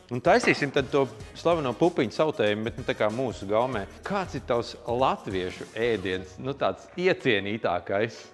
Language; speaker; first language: Latvian; native; Latvian